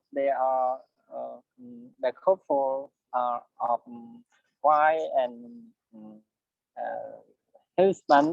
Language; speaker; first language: English; non-native, learner; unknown